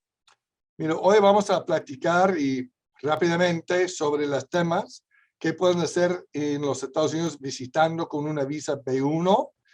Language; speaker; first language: Spanish; non-native, fluent; English